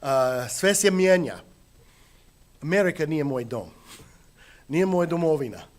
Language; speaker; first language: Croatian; non-native, fluent; English